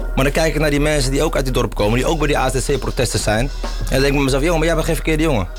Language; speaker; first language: Dutch; early bilingual, other home language; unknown